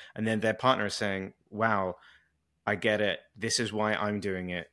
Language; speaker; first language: English; native; English